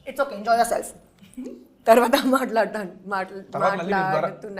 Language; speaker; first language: Telugu; non-native, learner; Hindi